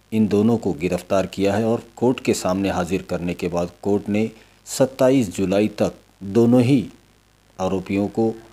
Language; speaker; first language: Hindi; non-native, local second language; Urdu